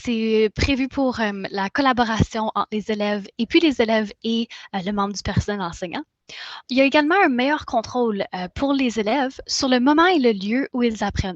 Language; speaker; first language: French; native; French